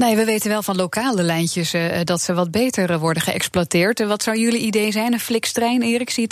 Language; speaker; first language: Dutch; native; Dutch